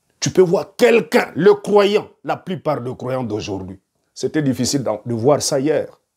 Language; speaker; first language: French; non-native, local second language; Lingala